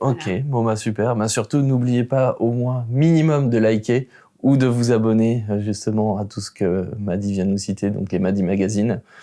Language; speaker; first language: French; native; French